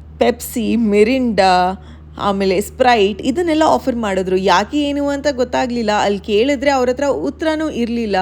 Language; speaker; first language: Kannada; native; Kannada